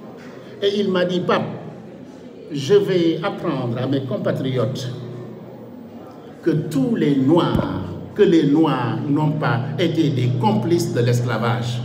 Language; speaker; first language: French; non-native, local second language; Wolof